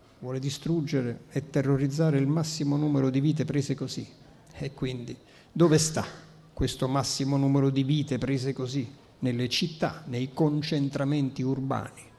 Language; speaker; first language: Italian; native; Italian